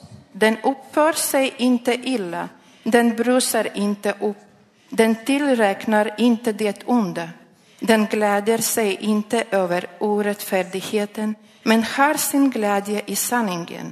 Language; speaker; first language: Swedish; non-native, learner; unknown